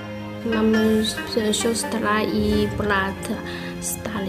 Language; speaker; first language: Polish; non-native, learner; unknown